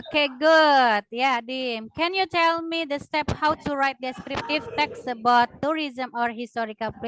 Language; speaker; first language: English; non-native, learner; Indonesian